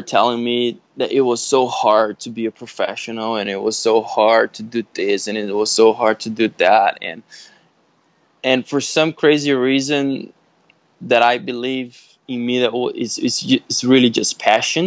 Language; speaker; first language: English; non-native, fluent; Portuguese